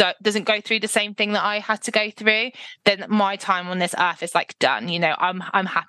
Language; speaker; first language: English; native; English